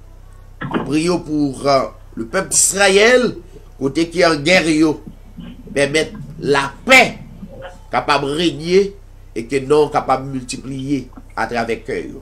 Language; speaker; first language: French; non-native, local second language; Haitian Creole